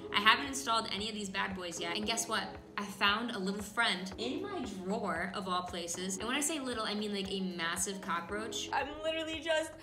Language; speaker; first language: English; native; English